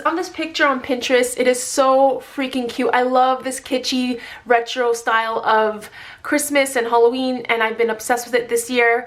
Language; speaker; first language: English; native; English